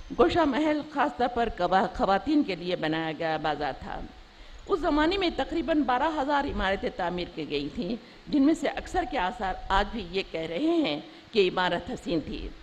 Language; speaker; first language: Urdu; native; Urdu